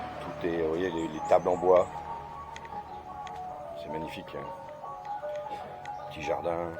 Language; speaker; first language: French; native; French